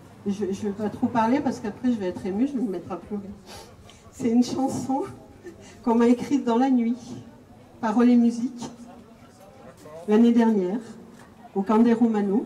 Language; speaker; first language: French; native; French